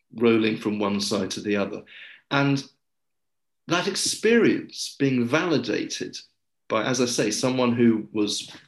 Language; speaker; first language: English; native; English